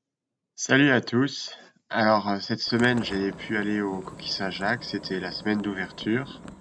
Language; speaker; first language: French; native; French